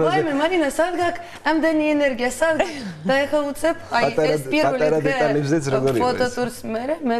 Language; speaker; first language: Georgian; non-native, learner; Russian